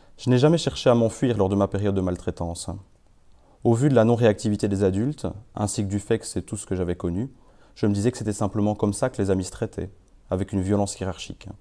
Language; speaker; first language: French; native; French